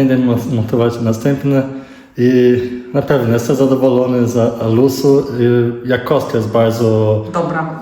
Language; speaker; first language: Polish; non-native, learner; Portuguese